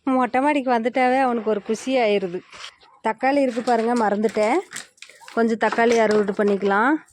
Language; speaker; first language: Tamil; non-native, local second language; Telugu